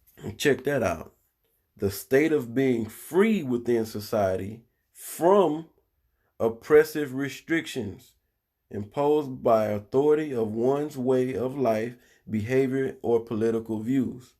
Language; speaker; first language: English; native; English